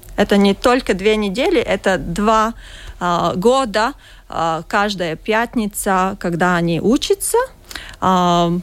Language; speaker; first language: Russian; non-native, learner; Latvian